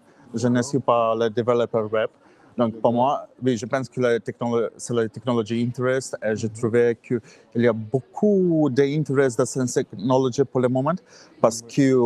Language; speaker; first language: French; non-native, learner; English